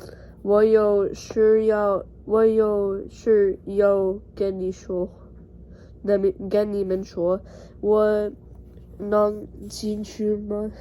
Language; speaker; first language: Chinese; non-native, learner; English